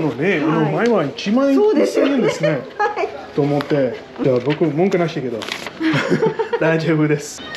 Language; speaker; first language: Japanese; non-native, learner; English